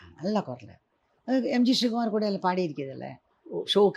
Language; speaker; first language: Tamil; non-native, learner; Malayalam